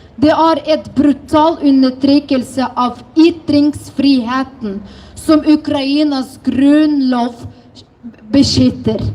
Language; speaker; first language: Norwegian; non-native, fluent; Ukrainian